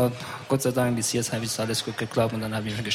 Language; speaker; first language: German; non-native, learner; Persian